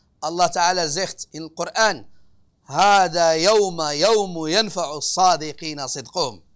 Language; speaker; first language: Dutch; early bilingual, other home language; Arabic